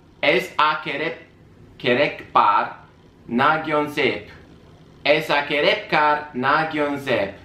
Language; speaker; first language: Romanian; native; Romanian